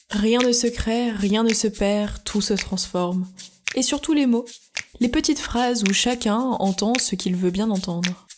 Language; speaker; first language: French; native; French